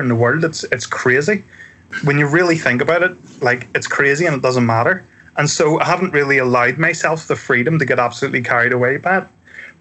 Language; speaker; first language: English; native; English